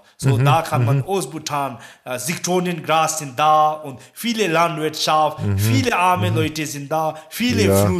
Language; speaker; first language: German; non-native, learner; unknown